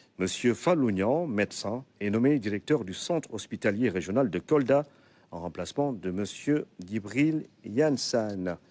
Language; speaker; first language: French; non-native, local second language; Wolof